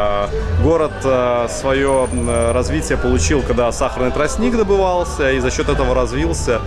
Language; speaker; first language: Russian; native; Russian